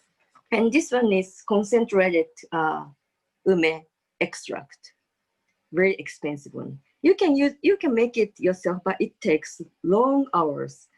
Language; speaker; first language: English; non-native, fluent; Japanese